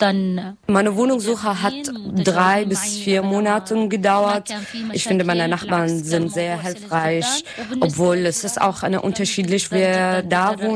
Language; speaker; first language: German; non-native, learner; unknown